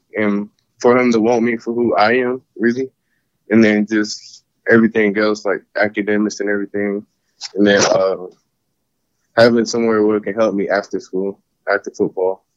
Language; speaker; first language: English; native; English